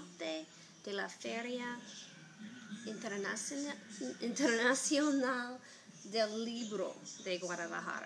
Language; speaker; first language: Spanish; non-native, learner; English